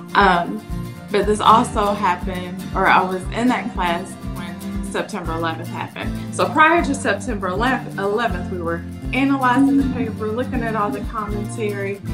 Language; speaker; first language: English; native; English